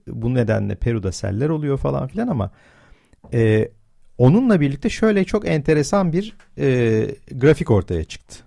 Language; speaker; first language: Turkish; native; Turkish